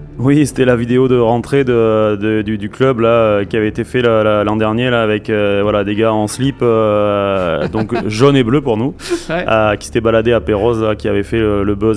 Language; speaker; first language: French; native; French